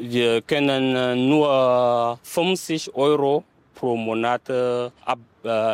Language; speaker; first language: German; non-native, learner; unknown